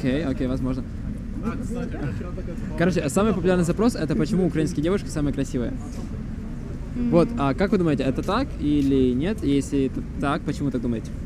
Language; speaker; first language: Russian; native; Russian